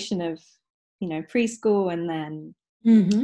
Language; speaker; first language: English; native; English